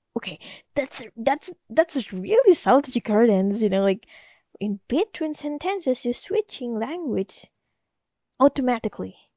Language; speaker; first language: English; non-native, learner; Indonesian